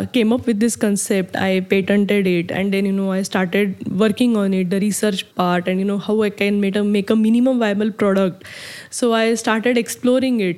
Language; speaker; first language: English; non-native, local second language; Marathi